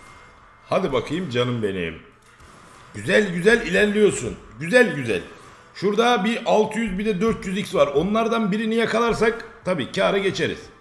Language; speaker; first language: Turkish; native; Turkish